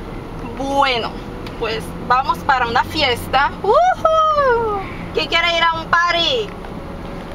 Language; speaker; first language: Spanish; native; Spanish